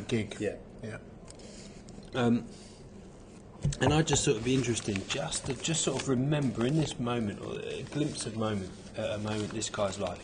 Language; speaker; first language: English; native; English